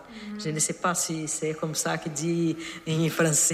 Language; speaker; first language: French; non-native, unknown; Portuguese